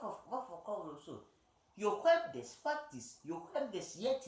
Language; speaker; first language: Swedish; early bilingual, other home language; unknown